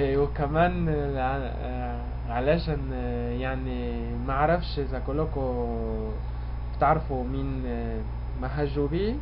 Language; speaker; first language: Arabic; non-native, learner; Spanish